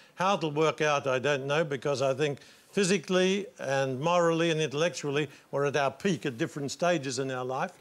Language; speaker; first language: English; native; English